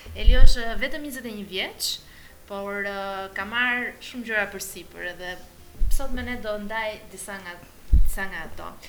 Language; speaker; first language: Albanian; native; Albanian